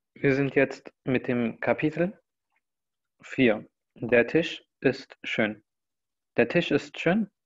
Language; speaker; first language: German; non-native, fluent; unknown